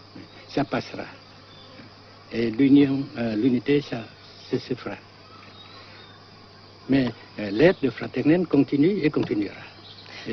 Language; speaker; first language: French; non-native, local second language; Vietnamese